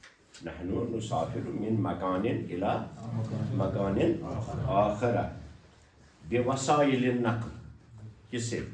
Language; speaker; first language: Arabic; non-native, fluent; Urdu